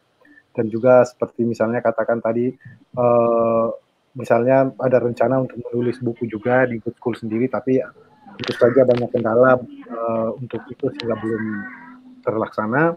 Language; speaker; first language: Indonesian; native; Indonesian